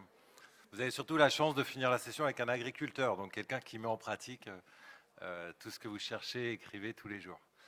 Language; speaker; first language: French; native; French